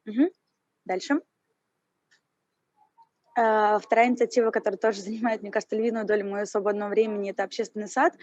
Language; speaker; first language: Russian; native; Russian